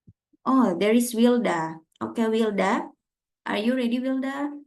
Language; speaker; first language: English; non-native, fluent; Indonesian